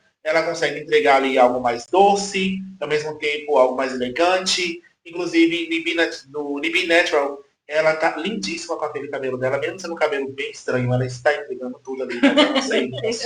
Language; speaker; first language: Portuguese; native; Portuguese